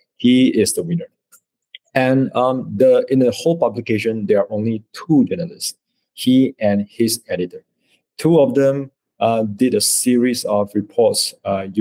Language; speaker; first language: English; non-native, local second language; Chinese